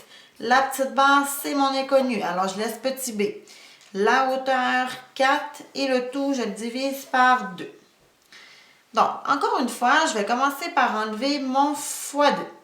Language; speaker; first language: French; native; French